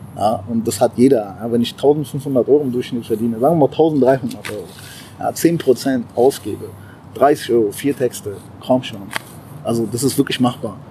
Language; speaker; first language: German; early bilingual, other home language; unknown